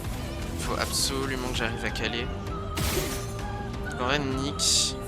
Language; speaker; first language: French; native; French